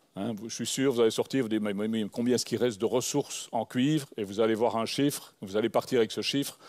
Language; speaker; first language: French; native; French